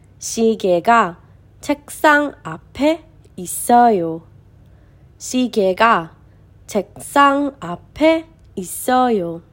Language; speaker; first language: Korean; non-native, fluent; Hebrew